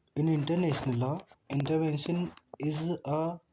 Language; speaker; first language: English; non-native, local second language; Hindi